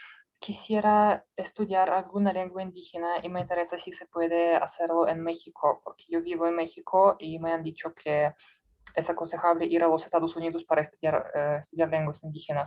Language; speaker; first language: Spanish; non-native, learner; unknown